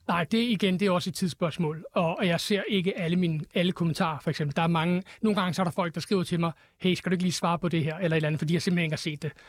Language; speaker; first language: Danish; native; Danish